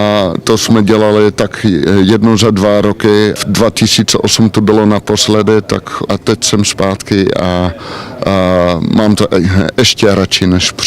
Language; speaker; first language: Czech; non-native, learner; Dutch